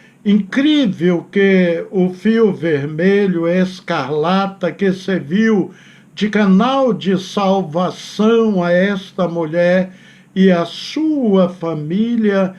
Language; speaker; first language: Portuguese; native; Portuguese